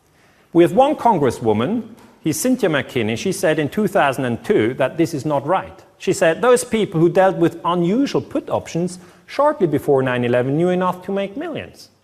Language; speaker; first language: English; non-native, fluent; German